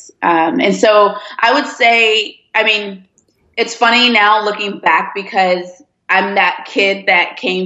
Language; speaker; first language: English; early bilingual, other home language; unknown